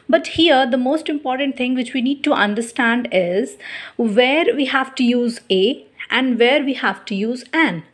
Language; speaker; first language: English; non-native, local second language; Hindi